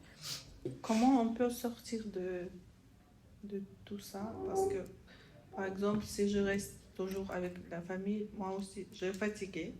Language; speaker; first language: French; non-native, learner; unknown